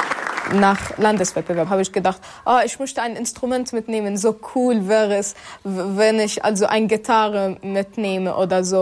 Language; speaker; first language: German; non-native, fluent; Arabic